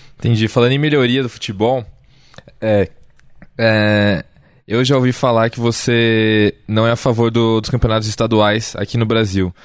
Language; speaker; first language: Portuguese; native; Portuguese